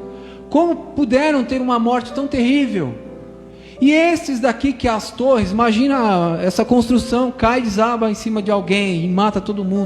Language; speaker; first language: Portuguese; native; Portuguese